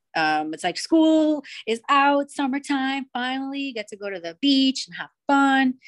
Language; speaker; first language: English; early bilingual, other home language; Spanish